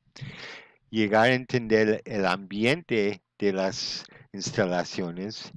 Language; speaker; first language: Spanish; non-native, fluent; English